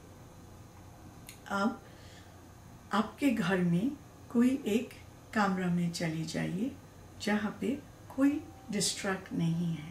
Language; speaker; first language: Hindi; non-native, learner; Bangla